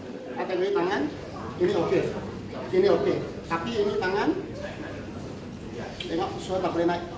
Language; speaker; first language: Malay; non-native, local second language; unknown